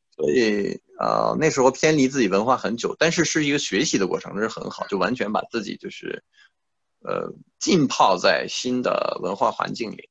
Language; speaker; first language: Chinese; non-native, fluent; French